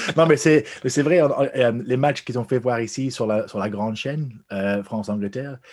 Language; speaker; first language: French; non-native, fluent; English